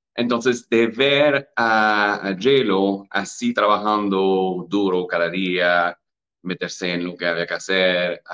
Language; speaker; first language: Spanish; non-native, fluent; English